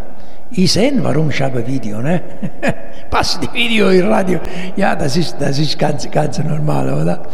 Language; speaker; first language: German; non-native, fluent; Italian